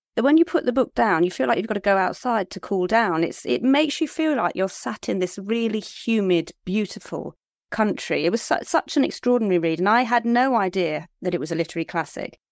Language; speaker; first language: English; native; English